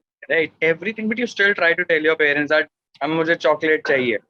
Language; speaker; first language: English; non-native, local second language; Hindi